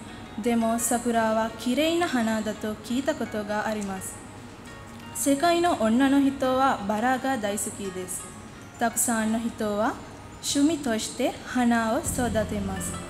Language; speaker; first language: Japanese; non-native, learner; Sinhala